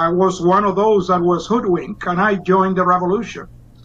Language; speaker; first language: English; non-native, fluent; Spanish